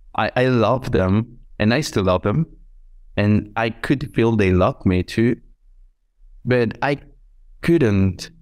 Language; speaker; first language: English; non-native, fluent; Spanish